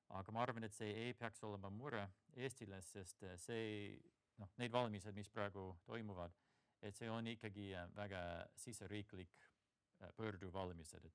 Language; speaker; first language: Estonian; non-native, fluent; English